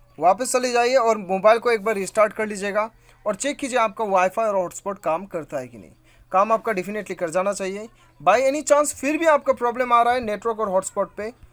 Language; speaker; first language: Hindi; native; Hindi